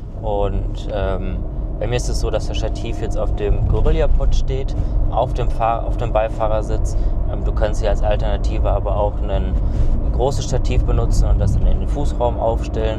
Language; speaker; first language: German; native; German